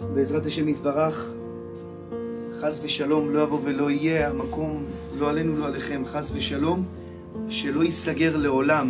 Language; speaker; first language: Hebrew; native; Hebrew